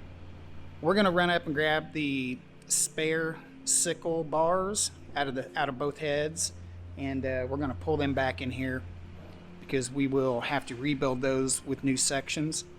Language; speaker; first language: English; native; English